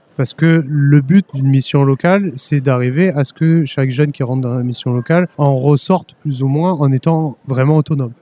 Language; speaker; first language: French; native; French